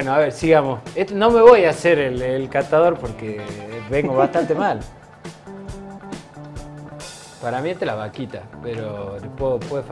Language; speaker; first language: Spanish; native; Spanish